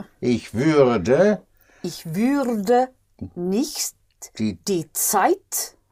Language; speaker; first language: German; non-native, learner; English